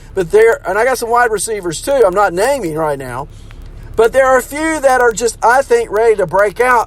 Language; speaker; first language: English; native; English